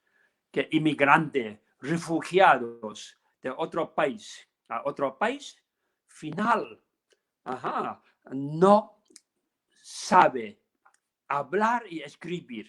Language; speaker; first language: Spanish; non-native, learner; Tibetan